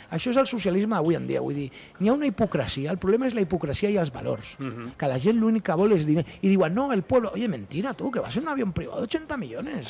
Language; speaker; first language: Catalan; non-native, local second language; Spanish